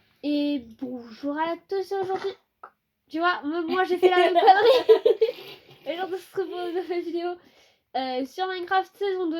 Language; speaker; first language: French; native; French